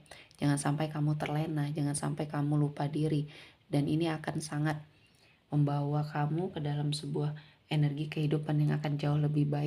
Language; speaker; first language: Indonesian; native; Indonesian